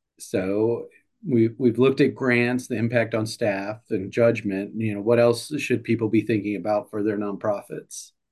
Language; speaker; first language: English; native; English